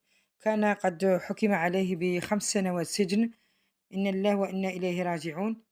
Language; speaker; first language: Arabic; native; Arabic